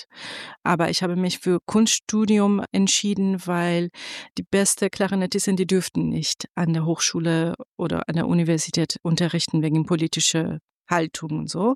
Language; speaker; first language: German; non-native, fluent; Persian